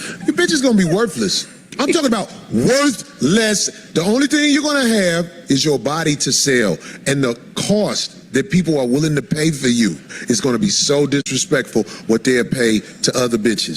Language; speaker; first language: English; native; English